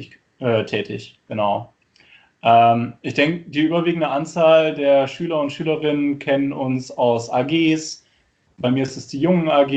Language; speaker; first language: German; native; German